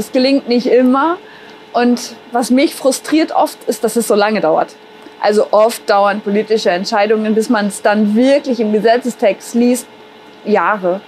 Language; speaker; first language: German; native; German